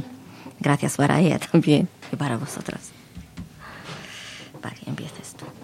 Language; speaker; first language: Spanish; non-native, fluent; Arabic